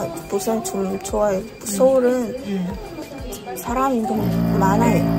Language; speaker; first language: Korean; non-native, learner; Filipino